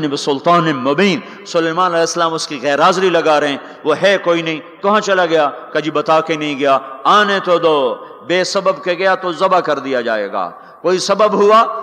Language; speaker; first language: Urdu; non-native, local second language; Punjabi